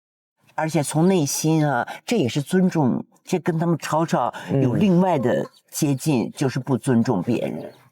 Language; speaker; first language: Chinese; native; Chinese